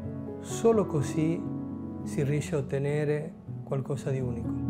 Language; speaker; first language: Italian; non-native, local second language; Spanish